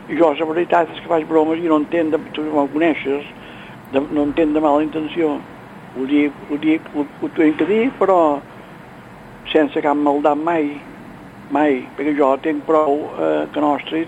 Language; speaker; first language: Catalan; native; Catalan